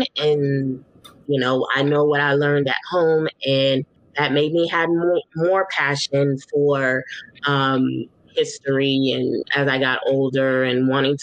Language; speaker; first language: English; native; English